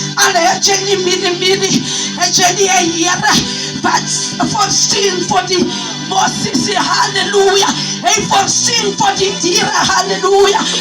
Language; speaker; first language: Afrikaans; non-native, local second language; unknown